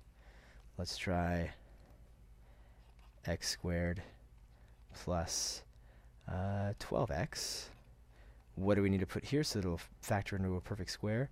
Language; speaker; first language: English; native; English